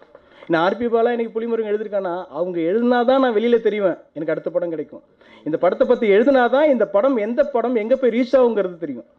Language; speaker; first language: Tamil; native; Tamil